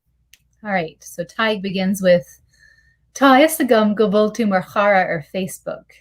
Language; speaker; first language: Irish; non-native, learner; English